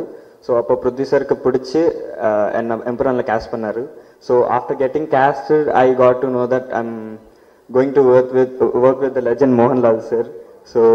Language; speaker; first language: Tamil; non-native, learner; Malayalam